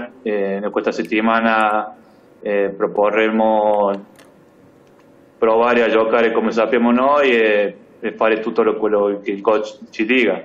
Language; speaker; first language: Italian; non-native, fluent; Spanish